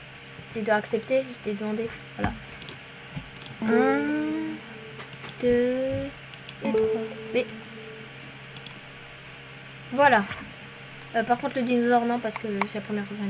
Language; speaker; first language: French; native; French